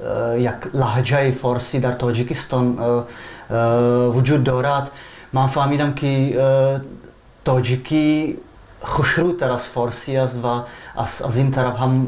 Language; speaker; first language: Persian; non-native, fluent; Slovak